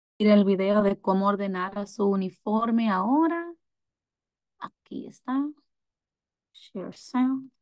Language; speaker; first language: Spanish; early bilingual, heritage; English